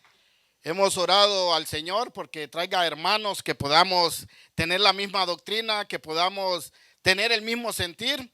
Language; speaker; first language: Spanish; native; Spanish